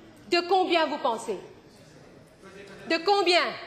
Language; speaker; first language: French; non-native, local second language; Morisyen